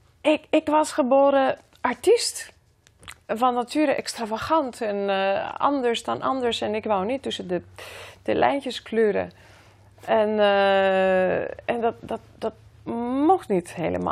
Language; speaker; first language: Dutch; non-native, fluent; Greek